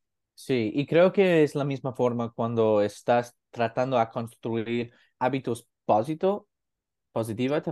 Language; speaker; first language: Spanish; non-native, learner; English